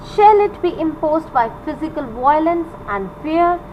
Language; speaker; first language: English; non-native, local second language; Punjabi